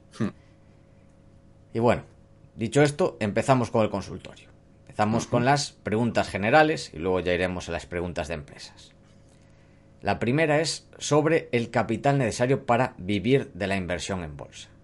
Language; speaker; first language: Spanish; native; Spanish